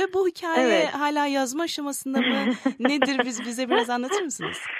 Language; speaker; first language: Turkish; native; Turkish